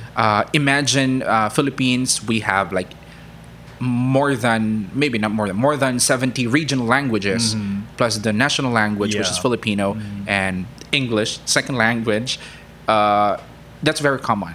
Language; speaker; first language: English; non-native, local second language; Cebuano